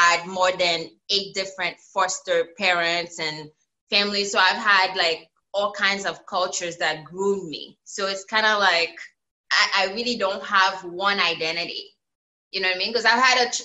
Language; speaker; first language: English; native; English